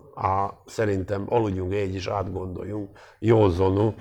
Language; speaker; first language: Hungarian; non-native, fluent; Serbian